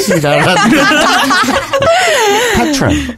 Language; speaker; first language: Korean; native; Korean